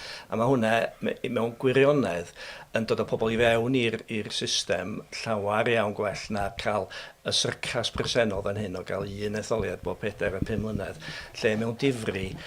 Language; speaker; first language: Welsh; native; Welsh